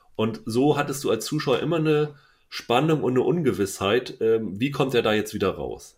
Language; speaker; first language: German; native; German